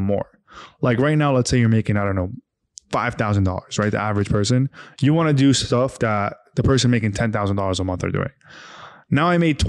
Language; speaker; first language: English; non-native, fluent; Arabic